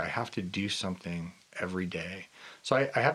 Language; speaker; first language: English; native; English